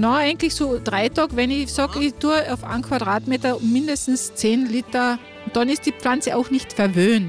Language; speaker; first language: German; native; German